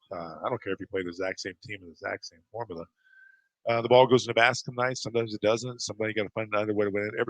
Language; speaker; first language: English; native; English